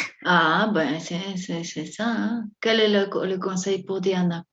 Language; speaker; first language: French; non-native, fluent; Spanish